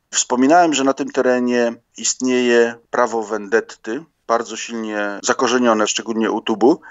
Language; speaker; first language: Polish; native; Polish